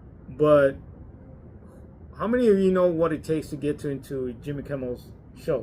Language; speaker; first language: English; native; English